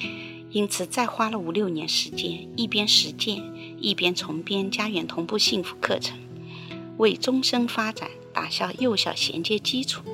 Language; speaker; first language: Chinese; native; Chinese